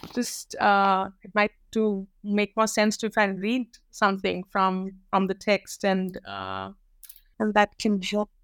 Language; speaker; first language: English; non-native, local second language; Hindi